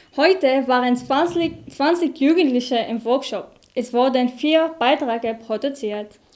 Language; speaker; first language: German; non-native, learner; Arabic